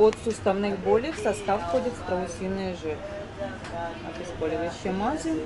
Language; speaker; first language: Russian; native; Russian